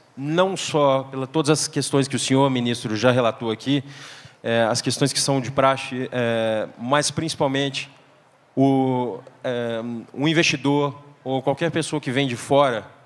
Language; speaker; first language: Portuguese; native; Portuguese